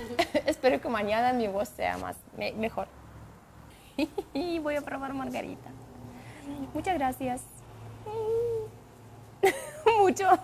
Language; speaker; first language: Spanish; non-native, learner; Russian